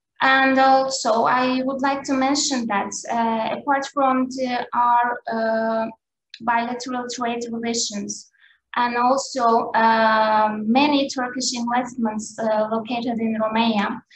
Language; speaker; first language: English; non-native, fluent; Turkish